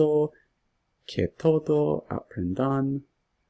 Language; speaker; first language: Spanish; non-native, learner; English